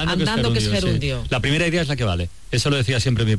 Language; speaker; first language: Spanish; native; Spanish